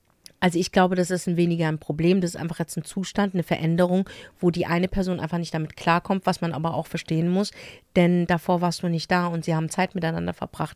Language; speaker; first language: German; native; German